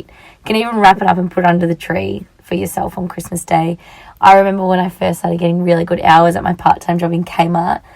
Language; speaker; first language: English; native; English